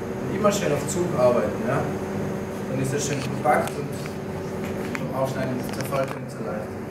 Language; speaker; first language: German; native; German